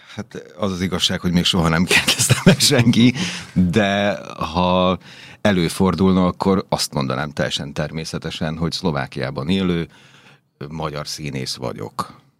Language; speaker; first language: Hungarian; native; Hungarian